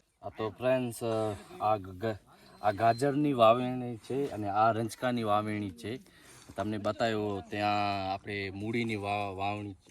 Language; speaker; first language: Gujarati; non-native, local second language; Kachhi